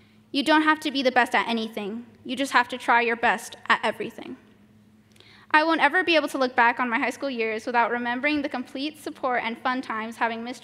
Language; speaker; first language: English; early bilingual, other home language; Spanish